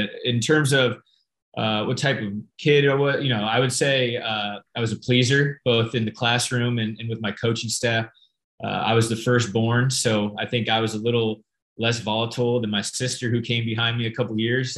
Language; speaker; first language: English; native; English